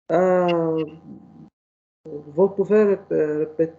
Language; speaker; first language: French; non-native, learner; Arabic